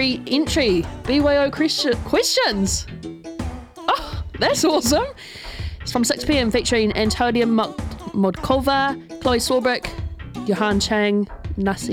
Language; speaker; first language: English; native; English